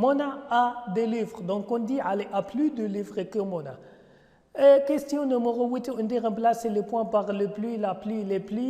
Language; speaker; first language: French; non-native, fluent; Arabic